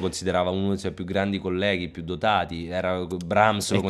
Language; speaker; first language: Italian; native; Italian